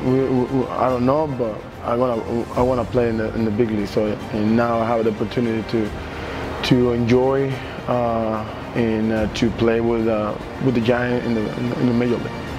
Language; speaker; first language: English; non-native, learner; Spanish